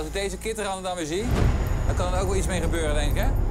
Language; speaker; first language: Dutch; native; Dutch